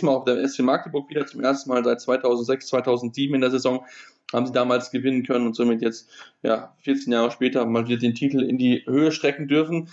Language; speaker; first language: German; native; German